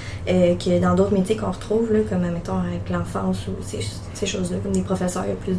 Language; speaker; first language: French; native; French